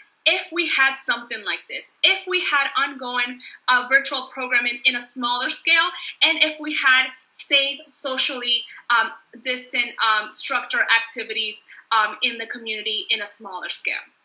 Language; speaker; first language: English; native; English